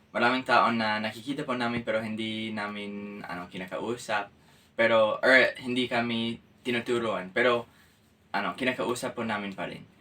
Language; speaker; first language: Filipino; non-native, fluent; English